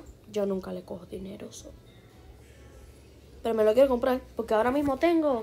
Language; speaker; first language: Spanish; early bilingual, heritage; Spanish